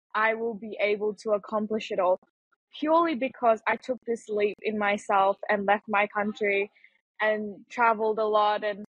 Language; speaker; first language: English; native; English